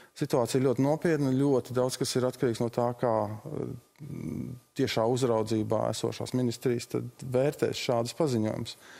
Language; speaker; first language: Latvian; native; Latvian